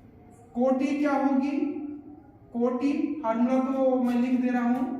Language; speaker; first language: Hindi; native; Hindi